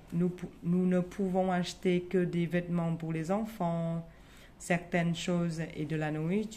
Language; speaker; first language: French; non-native, fluent; Vietnamese